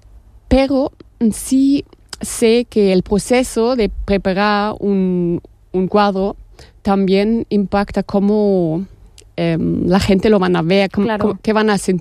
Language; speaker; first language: Spanish; non-native, fluent; German